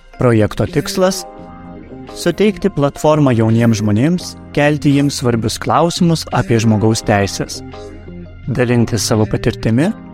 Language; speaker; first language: Lithuanian; native; Lithuanian